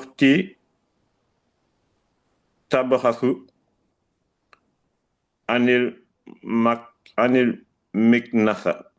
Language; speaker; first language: Arabic; non-native, learner; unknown